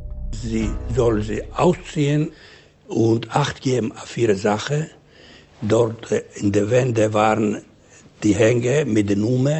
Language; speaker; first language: German; non-native, learner; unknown